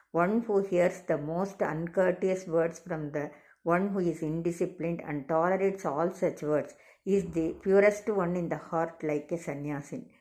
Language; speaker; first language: English; non-native, local second language; Tamil